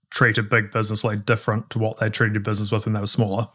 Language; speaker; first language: English; native; English